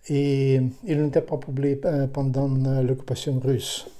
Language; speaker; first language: French; non-native, learner; Ukrainian